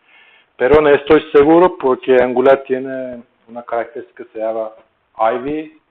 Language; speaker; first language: Spanish; non-native, learner; Turkish